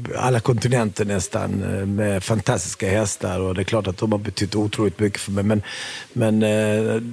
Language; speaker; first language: Swedish; early bilingual, other home language; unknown